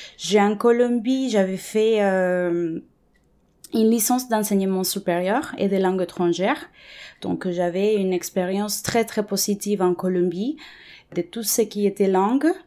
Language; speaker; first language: French; non-native, fluent; Spanish